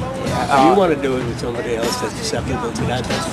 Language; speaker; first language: English; native; English